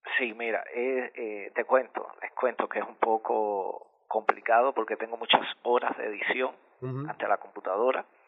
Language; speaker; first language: Spanish; native; Spanish